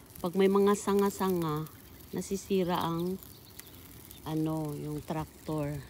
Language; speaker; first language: Filipino; non-native, local second language; Cebuano